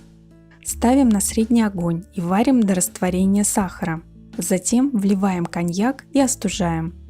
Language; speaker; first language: Russian; native; Russian